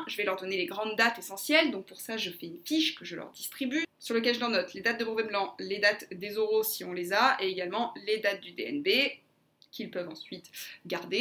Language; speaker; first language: French; native; French